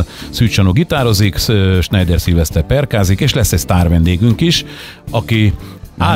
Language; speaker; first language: Hungarian; native; Hungarian